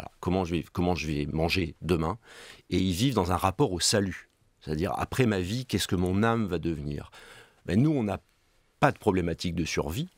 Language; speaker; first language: French; native; French